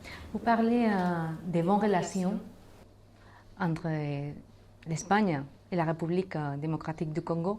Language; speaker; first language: French; non-native, fluent; Spanish